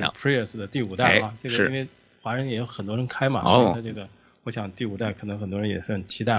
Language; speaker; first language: Chinese; native; Chinese